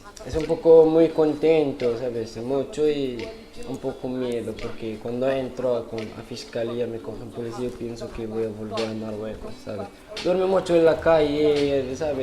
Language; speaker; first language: Spanish; early bilingual, other home language; Arabic